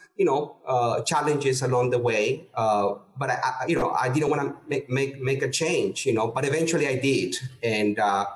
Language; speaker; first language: English; non-native, fluent; Spanish